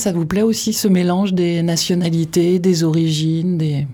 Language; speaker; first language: French; native; French